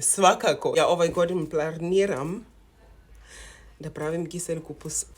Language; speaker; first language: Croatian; non-native, learner; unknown